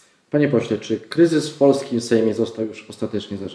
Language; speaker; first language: Polish; native; Polish